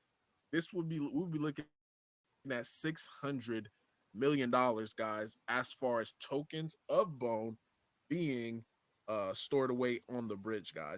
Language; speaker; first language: English; native; English